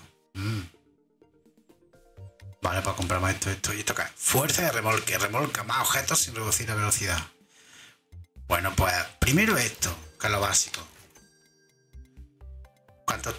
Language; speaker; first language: Spanish; native; Spanish